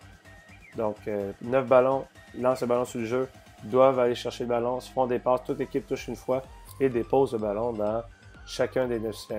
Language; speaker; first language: French; native; French